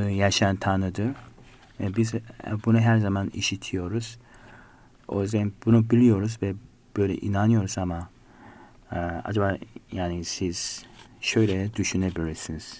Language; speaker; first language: Turkish; non-native, fluent; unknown